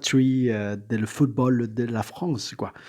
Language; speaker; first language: French; non-native, learner; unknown